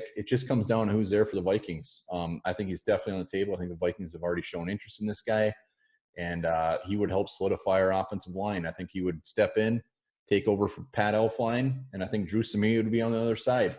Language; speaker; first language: English; native; English